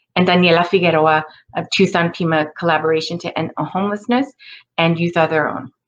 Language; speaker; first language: English; native; English